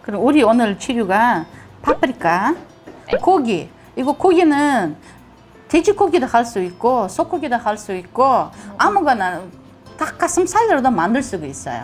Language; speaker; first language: Korean; non-native, learner; Russian